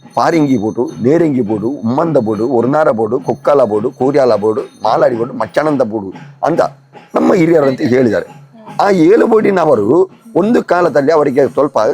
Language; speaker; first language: Kannada; non-native, local second language; Tulu